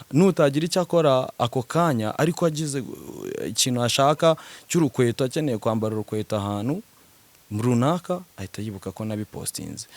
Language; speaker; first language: Kinyarwanda; native; Kinyarwanda